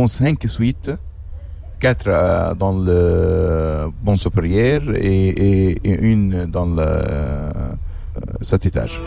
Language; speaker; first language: French; non-native, learner; Arabic